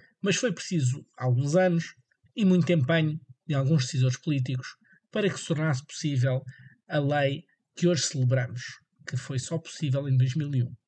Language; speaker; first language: Portuguese; native; Portuguese